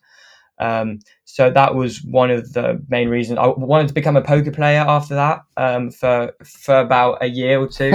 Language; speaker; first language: English; non-native, fluent; French